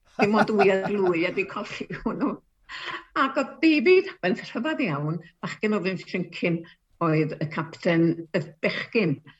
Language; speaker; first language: Welsh; native; Welsh